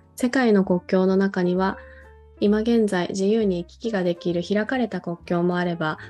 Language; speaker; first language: Japanese; non-native, fluent; Korean